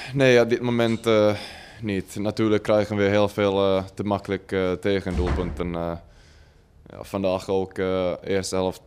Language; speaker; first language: Dutch; non-native, fluent; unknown